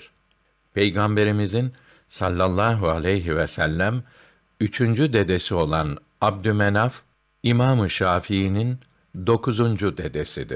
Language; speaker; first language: Turkish; native; Turkish